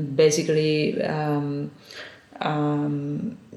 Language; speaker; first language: English; non-native, fluent; Spanish